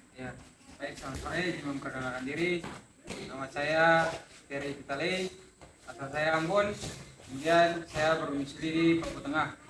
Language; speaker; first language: Indonesian; native; Indonesian